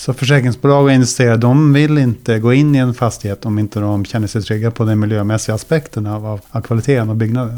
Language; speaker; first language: Swedish; native; Swedish